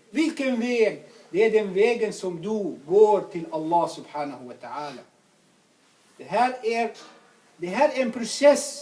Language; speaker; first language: Swedish; non-native, fluent; Arabic